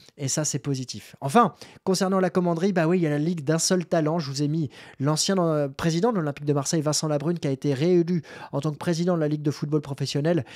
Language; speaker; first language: French; native; French